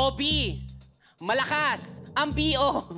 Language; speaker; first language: Filipino; native; Filipino